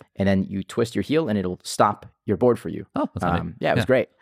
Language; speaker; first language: English; non-native, fluent; Hebrew